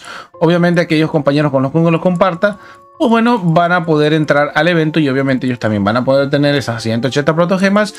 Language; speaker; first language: Spanish; native; Spanish